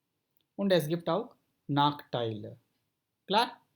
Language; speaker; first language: German; non-native, fluent; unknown